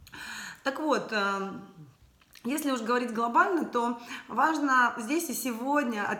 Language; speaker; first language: Russian; native; Russian